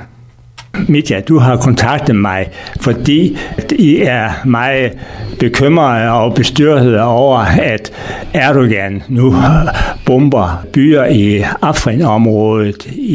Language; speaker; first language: Danish; native; Danish